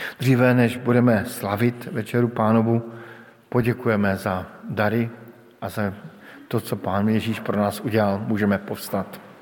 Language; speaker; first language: Czech; native; Czech